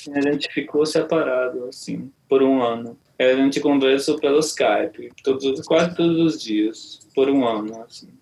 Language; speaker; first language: Portuguese; non-native, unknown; Hungarian